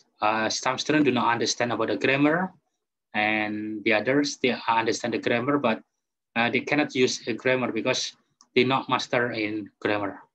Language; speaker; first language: English; non-native, fluent; Indonesian